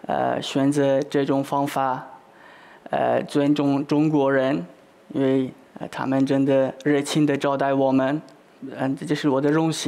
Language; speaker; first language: Chinese; non-native, learner; Persian